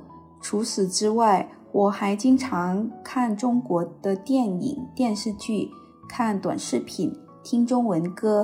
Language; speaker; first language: Chinese; non-native, fluent; Thai